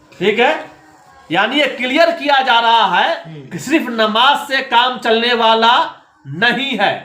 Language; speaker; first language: Urdu; native; Urdu